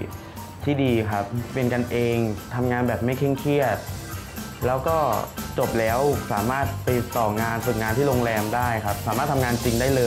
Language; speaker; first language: Thai; native; Thai